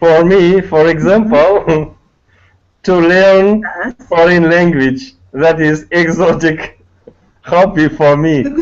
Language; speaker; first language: English; non-native, learner; Tatar